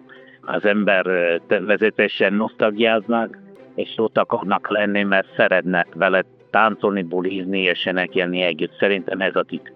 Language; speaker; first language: Hungarian; non-native, learner; Italian